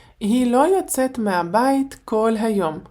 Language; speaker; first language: Hebrew; non-native, fluent; Ukrainian